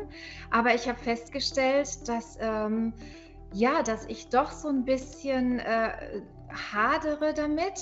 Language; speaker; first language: German; native; German